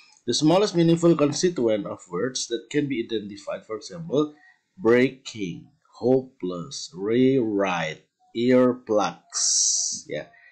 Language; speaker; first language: English; non-native, fluent; Indonesian